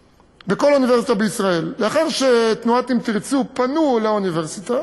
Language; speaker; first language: Hebrew; native; Hebrew